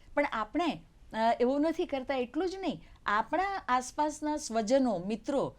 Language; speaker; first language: Gujarati; native; Gujarati